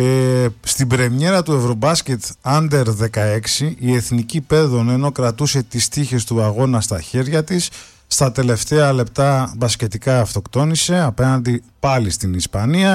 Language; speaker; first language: Greek; native; Greek